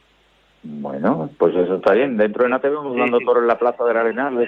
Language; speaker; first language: Spanish; native; Spanish